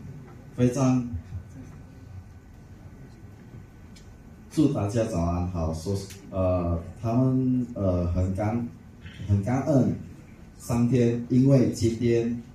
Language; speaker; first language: Chinese; non-native, fluent; Indonesian